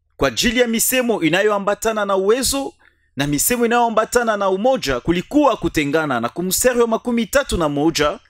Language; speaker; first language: Swahili; native; Swahili